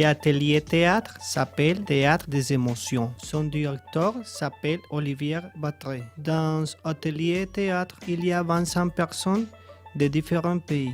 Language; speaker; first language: French; non-native, learner; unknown